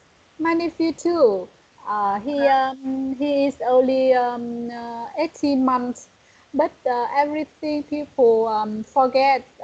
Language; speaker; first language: English; non-native, learner; Vietnamese